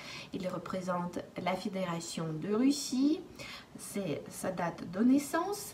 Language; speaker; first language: French; non-native, fluent; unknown